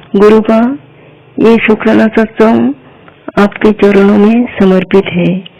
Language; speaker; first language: Hindi; non-native, local second language; Bangla